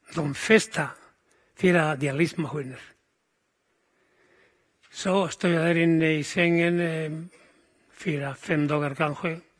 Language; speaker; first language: Swedish; non-native, fluent; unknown